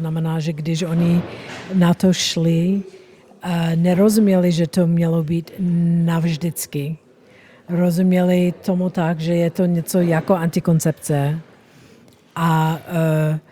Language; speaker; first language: Czech; non-native, fluent; German